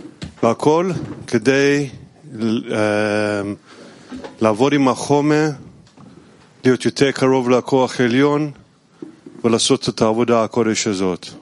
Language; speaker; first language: Hebrew; non-native, learner; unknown